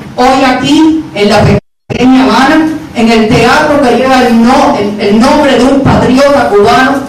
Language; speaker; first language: Spanish; native; Spanish